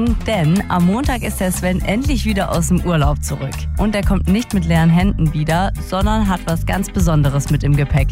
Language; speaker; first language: German; native; German